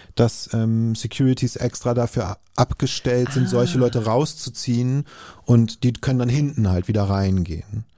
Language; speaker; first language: German; native; German